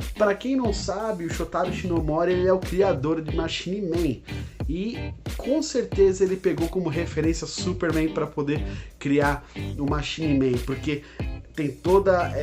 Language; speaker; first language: Portuguese; native; Portuguese